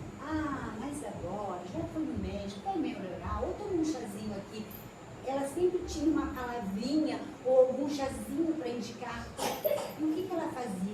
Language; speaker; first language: Portuguese; native; Portuguese